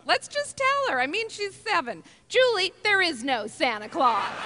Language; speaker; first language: English; native; English